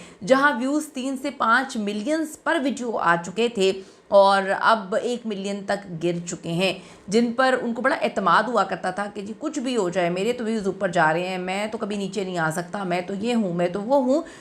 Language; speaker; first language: Urdu; native; Urdu